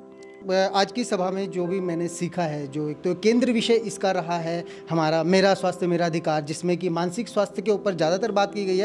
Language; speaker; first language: Hindi; native; Hindi